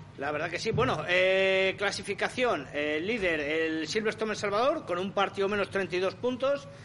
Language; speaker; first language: Spanish; native; Spanish